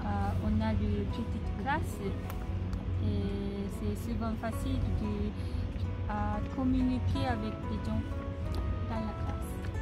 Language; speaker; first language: French; non-native, learner; Japanese